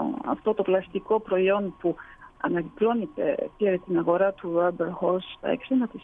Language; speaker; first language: Greek; early bilingual, heritage; Greek